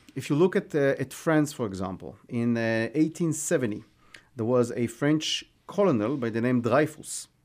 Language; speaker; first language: English; non-native, fluent; Hebrew